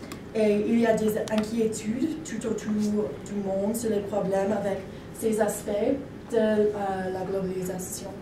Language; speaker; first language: French; non-native, learner; English